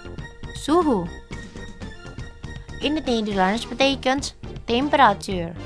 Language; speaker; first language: Dutch; non-native, learner; Indonesian